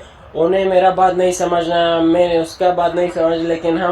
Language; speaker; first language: Hindi; non-native, learner; Persian